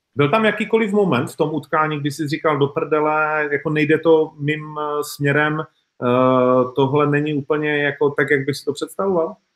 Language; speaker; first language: Czech; native; Czech